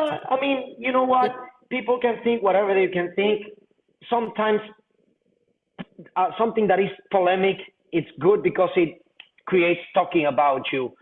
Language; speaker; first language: English; non-native, fluent; Spanish